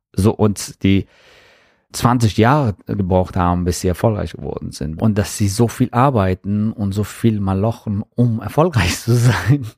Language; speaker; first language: German; non-native, fluent; Persian